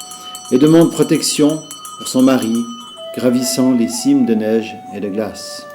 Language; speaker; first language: French; native; French